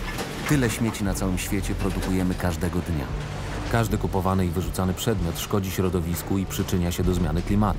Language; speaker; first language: Polish; native; Polish